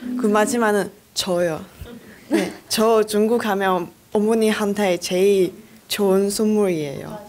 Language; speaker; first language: Korean; non-native, learner; Chinese